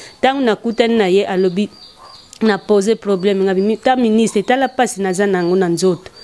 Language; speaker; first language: Lingala; non-native, local second language; Kongo